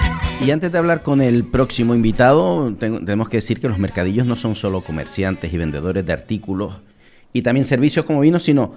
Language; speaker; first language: Spanish; native; Spanish